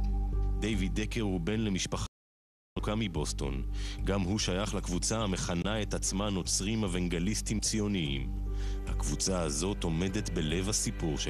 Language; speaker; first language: Hebrew; native; Hebrew